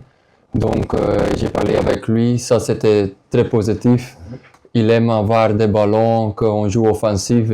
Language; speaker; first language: French; non-native, local second language; Dutch